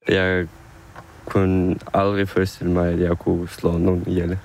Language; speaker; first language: Danish; non-native, fluent; Ukrainian